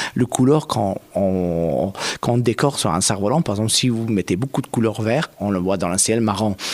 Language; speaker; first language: French; non-native, fluent; Persian